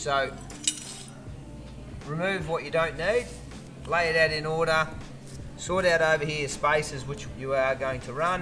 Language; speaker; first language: English; native; English